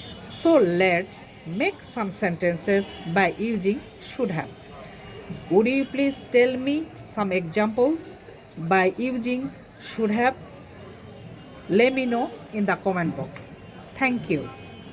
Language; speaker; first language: English; non-native, local second language; Bangla